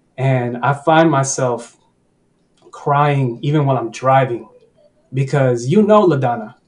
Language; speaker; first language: English; early bilingual, other home language; Spanish